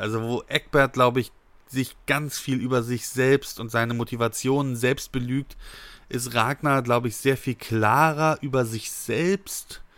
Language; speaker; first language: German; native; German